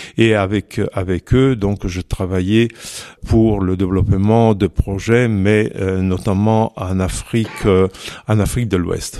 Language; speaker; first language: French; non-native, fluent; Italian